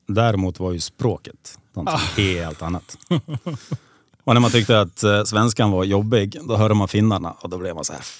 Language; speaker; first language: Swedish; early bilingual, other home language; Serbian